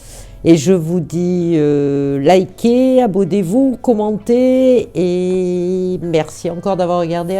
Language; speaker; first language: French; native; French